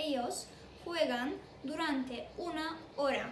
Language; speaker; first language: Spanish; non-native, fluent; Turkish